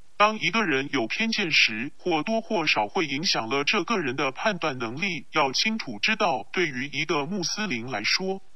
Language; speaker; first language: Chinese; non-native, local second language; Cantonese